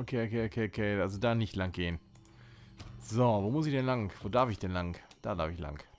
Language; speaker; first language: German; native; German